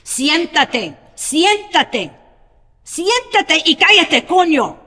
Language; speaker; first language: Spanish; early bilingual, other home language; English